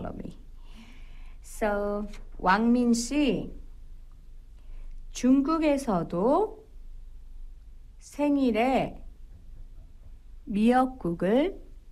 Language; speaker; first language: English; non-native, fluent; Korean